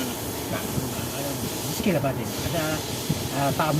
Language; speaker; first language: Arabic; non-native, learner; Filipino